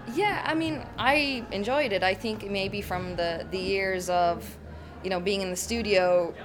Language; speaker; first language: English; native; English